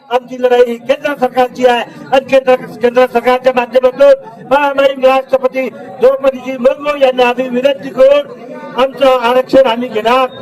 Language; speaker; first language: Marathi; non-native, local second language; Lambadi